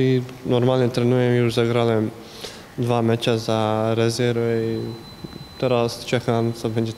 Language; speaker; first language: Polish; non-native, learner; Bosnian